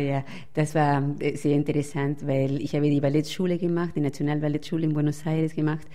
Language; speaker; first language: German; non-native, fluent; Spanish